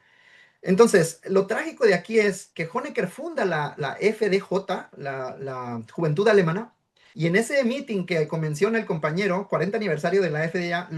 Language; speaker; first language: Spanish; native; Spanish